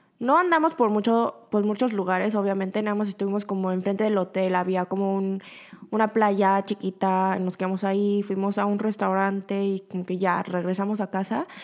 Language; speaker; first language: Spanish; early bilingual, other home language; Korean